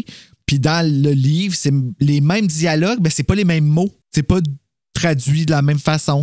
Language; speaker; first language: French; native; French